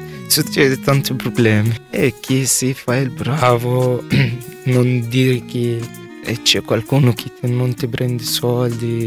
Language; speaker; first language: Italian; non-native, learner; Arabic